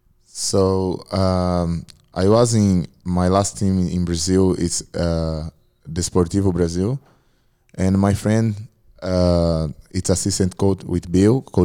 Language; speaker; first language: English; non-native, learner; Portuguese